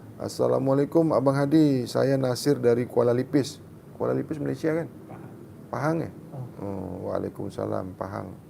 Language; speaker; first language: Malay; native; Malay